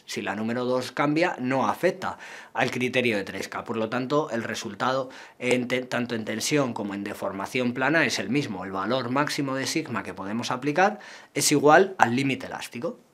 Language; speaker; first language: Spanish; native; Spanish